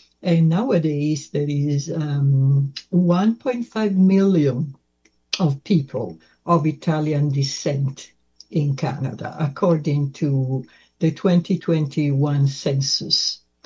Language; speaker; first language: English; non-native, fluent; Italian